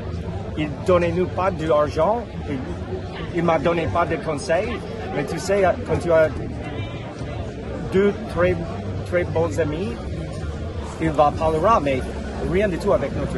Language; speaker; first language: French; non-native, fluent; English